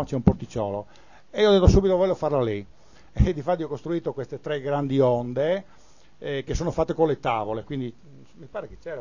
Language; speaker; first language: Italian; native; Italian